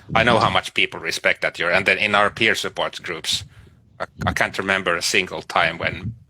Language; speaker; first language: English; non-native, fluent; Finnish